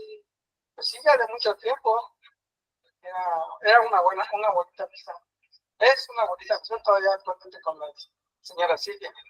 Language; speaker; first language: Spanish; native; Spanish